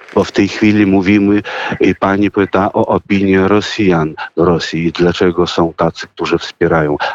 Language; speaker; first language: Polish; early bilingual, heritage; Russian